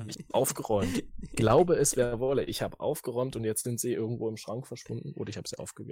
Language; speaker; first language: German; native; German